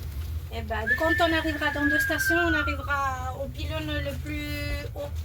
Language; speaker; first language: French; native; French